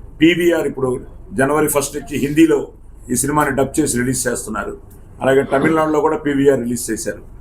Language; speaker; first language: Telugu; native; Telugu